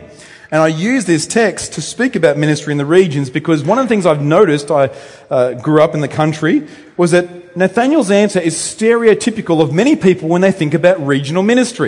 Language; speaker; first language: English; native; English